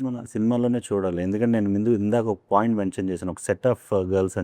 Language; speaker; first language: Telugu; native; Telugu